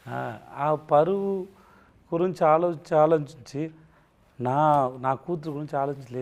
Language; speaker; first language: Telugu; non-native, learner; Tamil